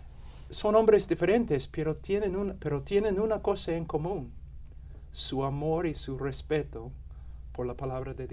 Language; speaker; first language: Spanish; non-native, fluent; English